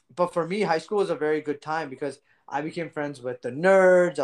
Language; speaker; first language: English; early bilingual, other home language; Gujarati